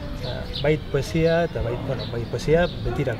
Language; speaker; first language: Basque; non-native, learner; Spanish